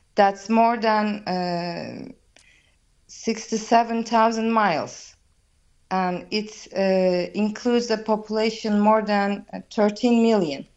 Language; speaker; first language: English; non-native, fluent; Turkish